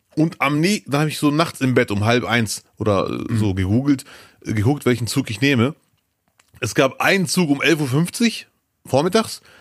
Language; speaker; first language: German; early bilingual, other home language; Arabic